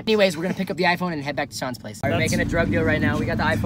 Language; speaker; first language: English; native; English